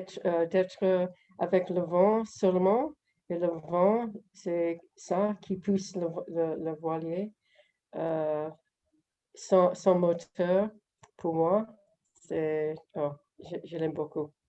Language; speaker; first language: French; non-native, learner; English